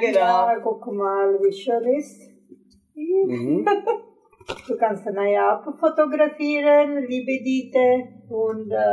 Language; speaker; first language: German; non-native, fluent; Italian